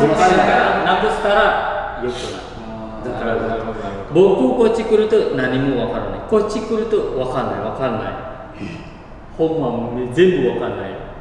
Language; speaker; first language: Japanese; non-native, learner; Indonesian